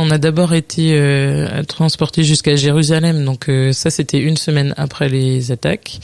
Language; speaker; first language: French; native; French